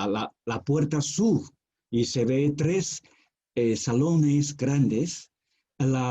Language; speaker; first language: Spanish; non-native, fluent; Chinese